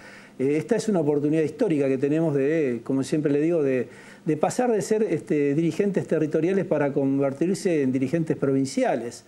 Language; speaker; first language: Spanish; native; Spanish